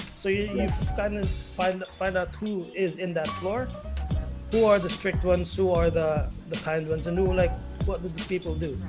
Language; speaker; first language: English; non-native, local second language; Cebuano